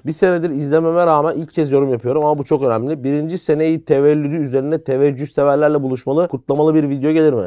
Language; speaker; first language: Turkish; native; Turkish